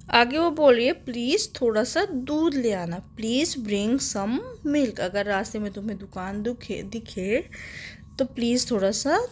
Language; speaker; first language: Hindi; native; Hindi